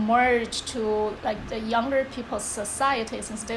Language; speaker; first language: English; non-native, fluent; Chinese